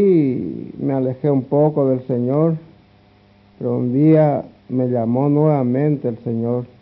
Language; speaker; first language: Spanish; non-native, local second language; Guarani